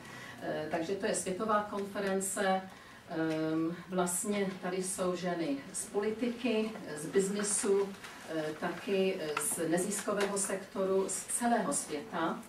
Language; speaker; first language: Czech; early bilingual, heritage; Czech